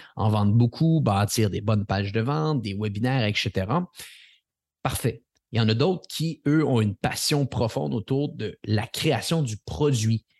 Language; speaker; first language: French; native; French